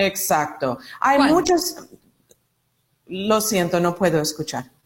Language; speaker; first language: Spanish; non-native, learner; English